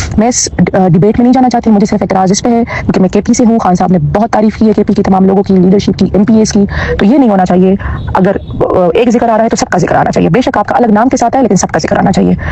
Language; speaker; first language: Urdu; non-native, local second language; Pashto